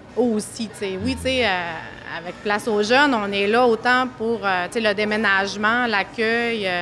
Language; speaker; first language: French; native; French